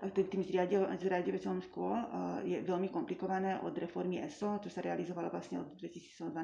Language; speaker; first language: Slovak; non-native, local second language; Hungarian